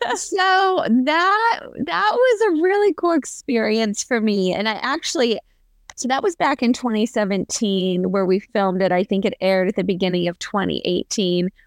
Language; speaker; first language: English; native; English